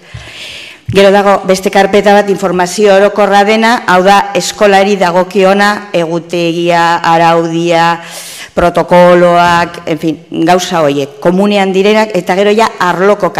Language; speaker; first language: Basque; native; Basque